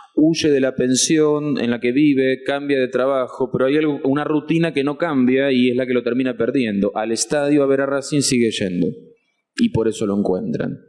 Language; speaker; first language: Spanish; native; Spanish